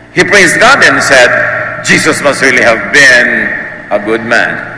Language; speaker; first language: English; non-native, local second language; Filipino